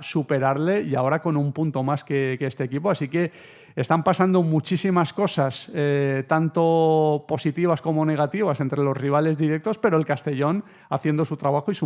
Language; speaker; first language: Spanish; native; Spanish